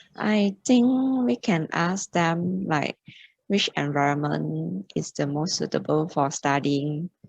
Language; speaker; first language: English; non-native, local second language; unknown